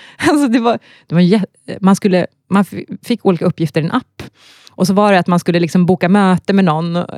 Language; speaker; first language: Swedish; native; Swedish